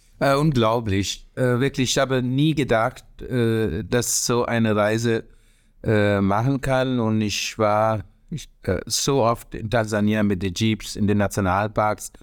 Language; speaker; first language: German; non-native, learner; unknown